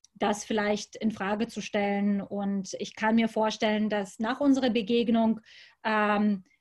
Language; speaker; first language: German; native; German